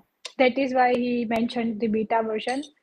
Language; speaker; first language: English; non-native, local second language; Gujarati